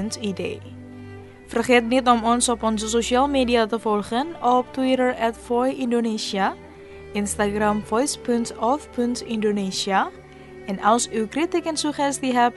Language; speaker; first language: Dutch; non-native, fluent; Indonesian